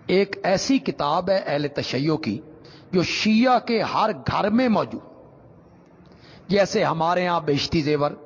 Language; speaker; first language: Urdu; non-native, local second language; Punjabi